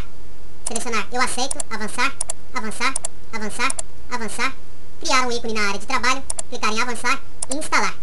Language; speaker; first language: Portuguese; native; Portuguese